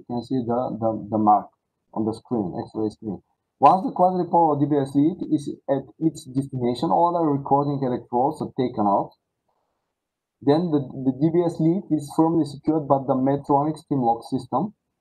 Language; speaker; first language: English; non-native, fluent; Bulgarian